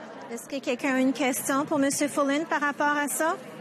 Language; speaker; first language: French; native; French